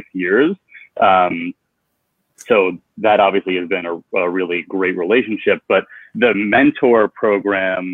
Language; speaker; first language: English; native; English